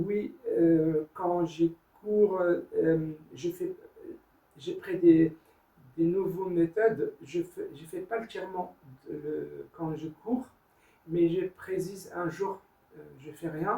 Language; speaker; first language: French; non-native, learner; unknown